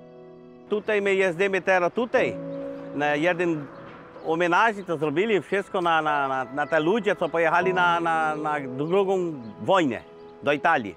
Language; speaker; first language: Polish; early bilingual, heritage; Polish